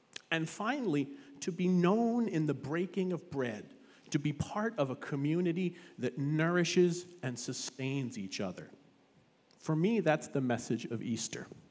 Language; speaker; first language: English; native; English